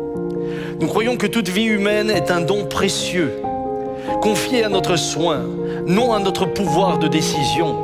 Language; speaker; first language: French; native; French